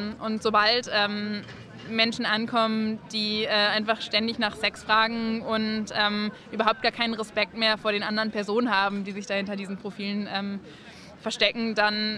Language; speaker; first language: German; native; German